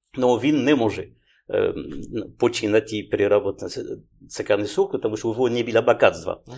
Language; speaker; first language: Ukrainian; non-native, learner; French